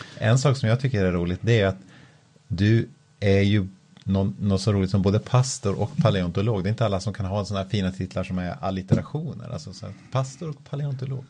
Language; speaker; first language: Swedish; native; Swedish